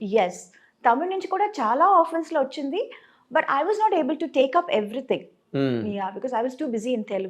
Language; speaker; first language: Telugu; non-native, local second language; Tamil